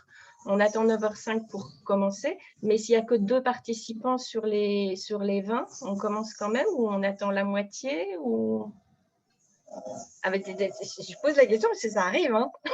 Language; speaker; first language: French; native; French